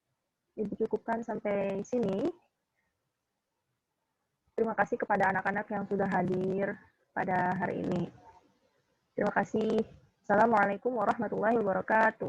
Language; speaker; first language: Indonesian; native; Indonesian